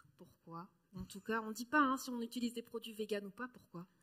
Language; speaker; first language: French; native; French